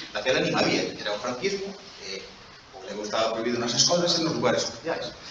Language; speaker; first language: Galician; non-native, local second language; Spanish